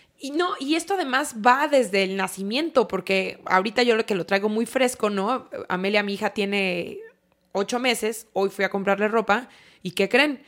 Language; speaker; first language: Spanish; native; Spanish